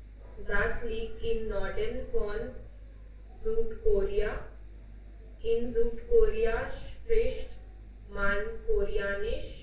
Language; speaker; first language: German; non-native, learner; Hindi